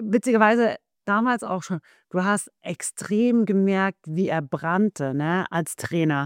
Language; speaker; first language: German; native; German